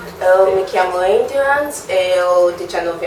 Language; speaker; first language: Italian; non-native, learner; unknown